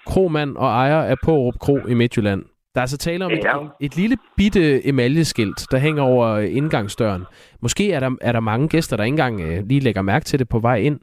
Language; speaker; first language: Danish; native; Danish